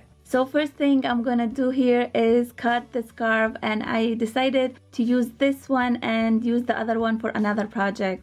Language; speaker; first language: English; non-native, fluent; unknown